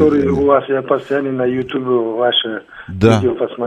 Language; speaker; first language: Russian; non-native, learner; Tajik